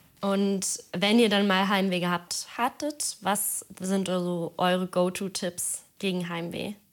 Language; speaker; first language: German; native; German